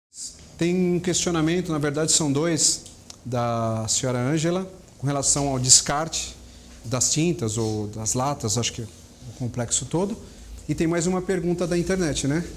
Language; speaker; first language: Portuguese; native; Portuguese